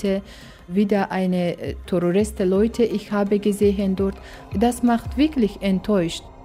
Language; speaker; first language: German; non-native, learner; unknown